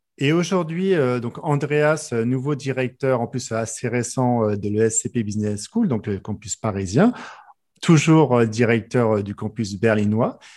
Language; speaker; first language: French; native; French